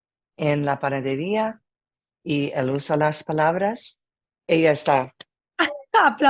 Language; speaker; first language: Spanish; non-native, learner; English